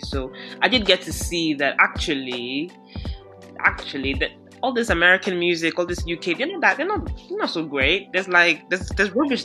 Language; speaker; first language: English; non-native, local second language; Yoruba